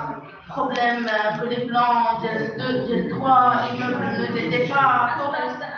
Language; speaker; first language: French; non-native, local second language; Arabic